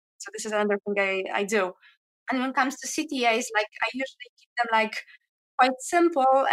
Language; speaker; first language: English; non-native, fluent; Polish